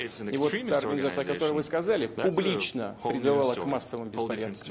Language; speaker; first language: Russian; native; Russian